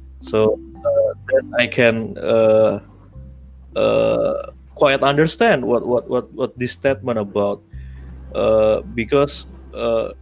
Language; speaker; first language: English; non-native, learner; Indonesian